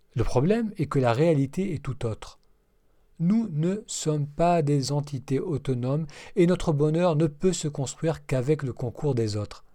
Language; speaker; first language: French; non-native, local second language; Arabic